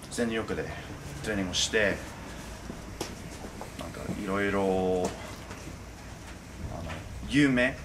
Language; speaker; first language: Japanese; non-native, fluent; English